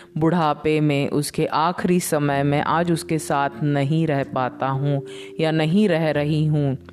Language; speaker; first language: Hindi; non-native, local second language; Marathi